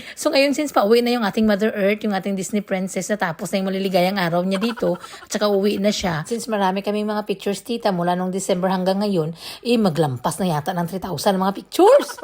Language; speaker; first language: Filipino; non-native, local second language; Cebuano